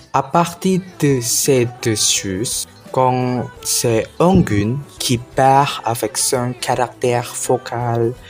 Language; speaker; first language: French; non-native, learner; Indonesian